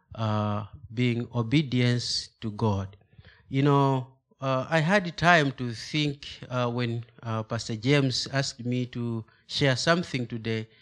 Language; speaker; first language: English; non-native, local second language; Nyanja